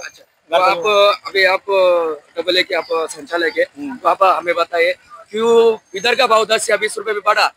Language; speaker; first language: Hindi; non-native, local second language; Marathi